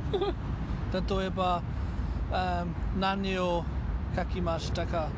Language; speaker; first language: Japanese; non-native, learner; German